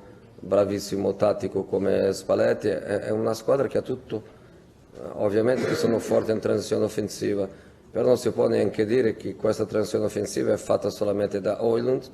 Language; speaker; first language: Italian; non-native, fluent; Portuguese